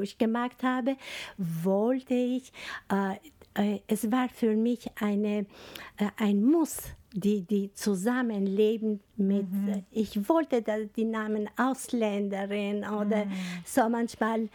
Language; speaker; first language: German; non-native, fluent; Albanian